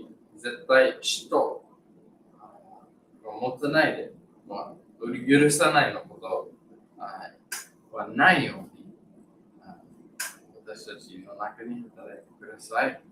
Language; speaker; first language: Japanese; non-native, learner; English